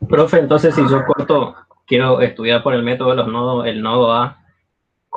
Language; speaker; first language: Spanish; native; Spanish